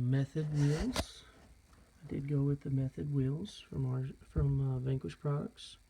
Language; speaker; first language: English; native; English